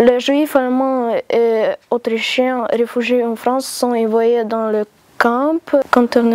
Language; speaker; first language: French; non-native, learner; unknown